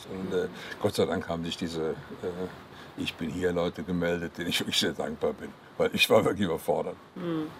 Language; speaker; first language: German; native; German